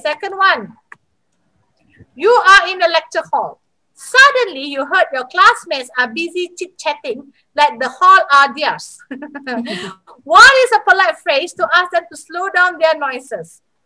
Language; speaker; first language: English; non-native, local second language; Malay